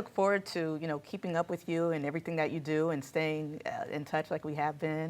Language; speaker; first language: English; native; English